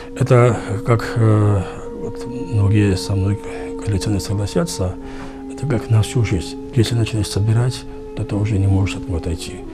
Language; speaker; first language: Russian; non-native, local second language; Georgian